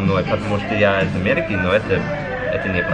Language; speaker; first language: Russian; non-native, learner; English